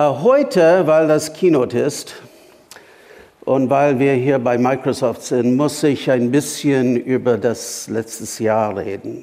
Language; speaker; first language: German; non-native, fluent; English